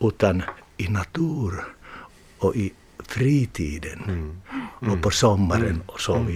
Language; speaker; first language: Swedish; non-native, learner; Finnish